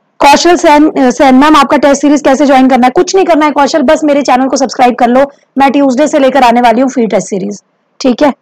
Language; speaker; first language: Hindi; native; Hindi